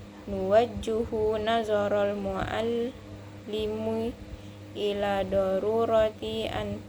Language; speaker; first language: Arabic; non-native, learner; Indonesian